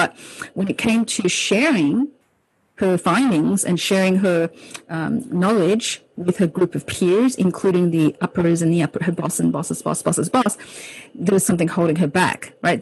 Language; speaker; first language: English; native; English